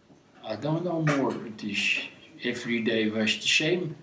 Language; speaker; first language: English; non-native, learner; Dutch